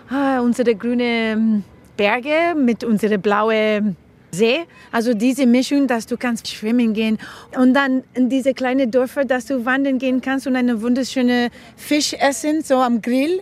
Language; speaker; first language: German; non-native, fluent; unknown